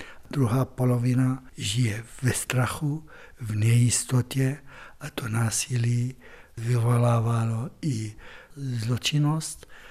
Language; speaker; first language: Czech; non-native, fluent; Arabic